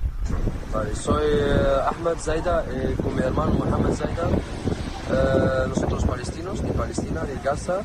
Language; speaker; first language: Spanish; non-native, learner; Arabic